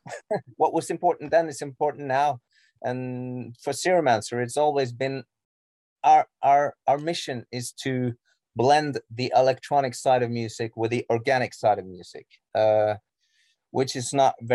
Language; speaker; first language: English; non-native, fluent; Norwegian